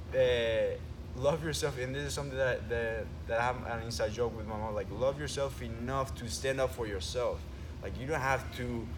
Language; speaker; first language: English; early bilingual, other home language; Spanish